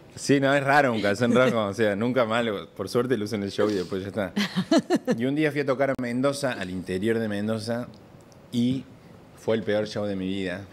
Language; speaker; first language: Spanish; native; Spanish